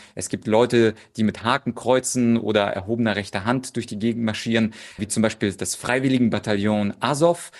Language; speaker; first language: German; early bilingual, other home language; Russian